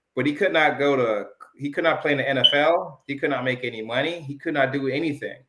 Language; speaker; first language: English; early bilingual, other home language; Jamaican Creole English